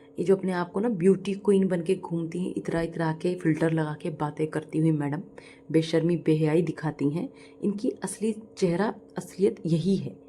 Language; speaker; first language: Hindi; native; Hindi